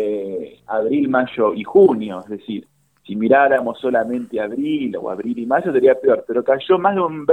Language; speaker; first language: Spanish; native; Spanish